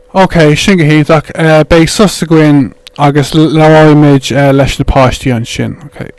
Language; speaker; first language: Irish; non-native, local second language; English